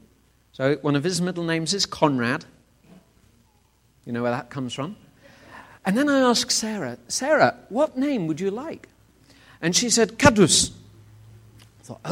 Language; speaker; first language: English; native; English